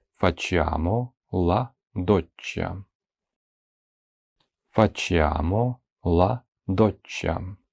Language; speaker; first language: Italian; non-native, fluent; Ukrainian